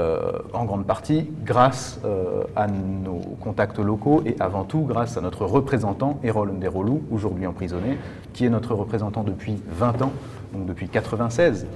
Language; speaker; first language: French; native; French